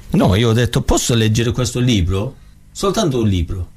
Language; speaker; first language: Italian; non-native, learner; Persian